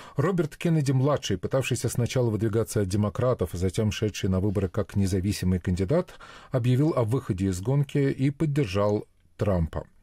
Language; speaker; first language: Russian; native; Russian